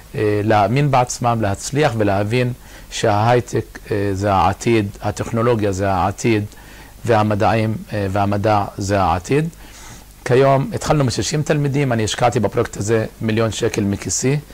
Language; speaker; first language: Hebrew; non-native, local second language; Arabic